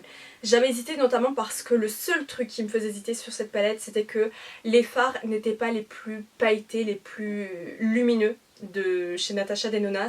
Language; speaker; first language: French; native; French